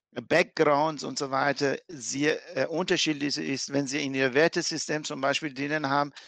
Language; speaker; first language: German; non-native, fluent; Persian